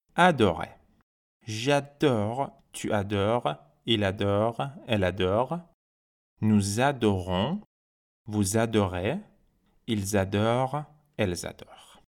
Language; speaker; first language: French; non-native, fluent; Persian